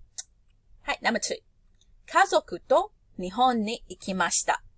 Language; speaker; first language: Japanese; non-native, fluent; English